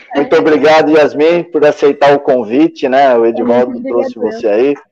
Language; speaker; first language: Portuguese; native; Portuguese